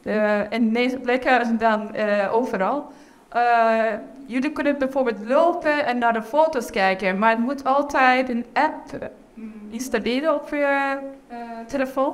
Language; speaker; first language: Dutch; non-native, learner; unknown